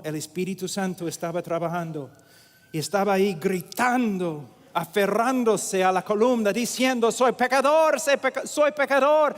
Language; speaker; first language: Spanish; non-native, fluent; English